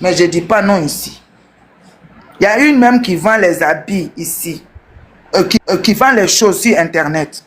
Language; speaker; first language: French; non-native, local second language; Bambara